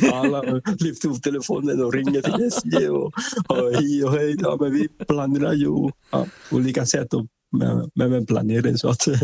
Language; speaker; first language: Swedish; non-native, fluent; Vietnamese